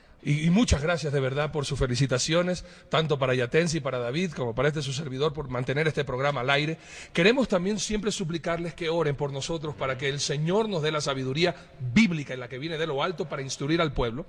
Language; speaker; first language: Spanish; native; Spanish